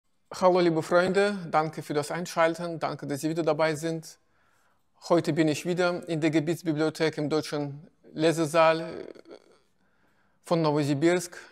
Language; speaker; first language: German; non-native, fluent; Russian